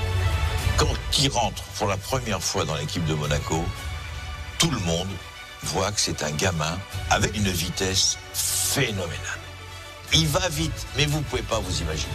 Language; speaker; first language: French; native; French